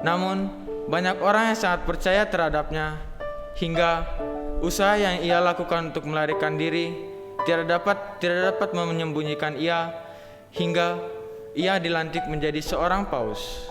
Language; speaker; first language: Indonesian; native; Indonesian